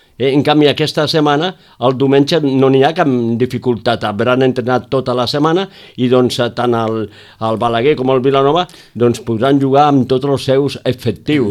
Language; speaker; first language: Catalan; native; Catalan